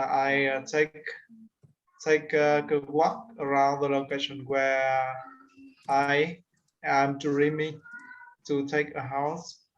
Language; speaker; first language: English; non-native, learner; Vietnamese